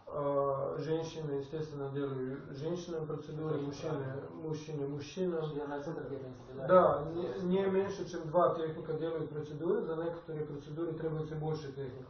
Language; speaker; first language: Russian; non-native, fluent; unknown